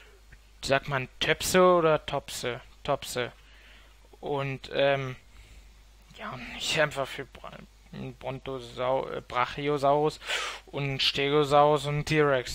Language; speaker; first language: German; native; German